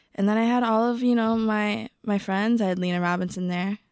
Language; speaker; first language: English; native; English